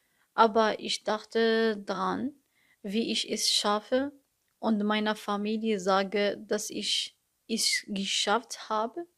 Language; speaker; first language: German; non-native, learner; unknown